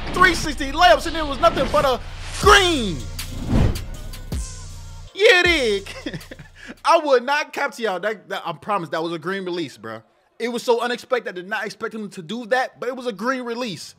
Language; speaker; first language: English; native; English